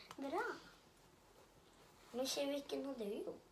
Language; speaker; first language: Swedish; native; Swedish